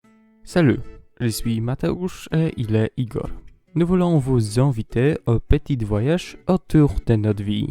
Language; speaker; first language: French; non-native, learner; Polish